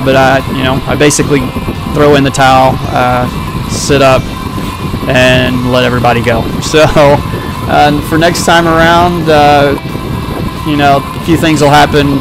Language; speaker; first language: English; native; English